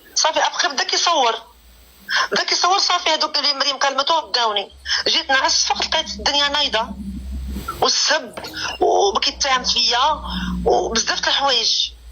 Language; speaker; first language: Arabic; native; Arabic